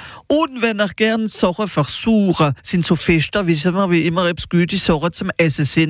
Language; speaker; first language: German; non-native, local second language; Swiss German